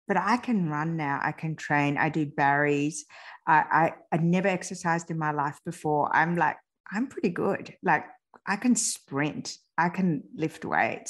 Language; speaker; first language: English; early bilingual, other home language; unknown